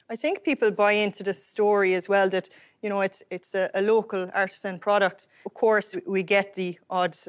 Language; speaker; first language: English; native; English